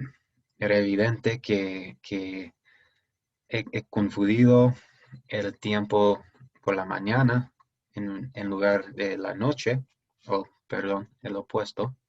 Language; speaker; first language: Spanish; non-native, fluent; English